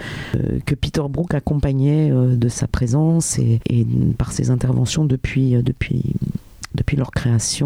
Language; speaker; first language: French; native; French